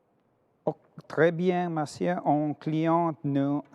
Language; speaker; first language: French; non-native, fluent; Italian